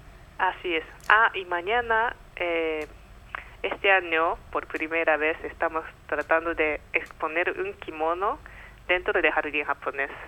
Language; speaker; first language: Spanish; non-native, fluent; Japanese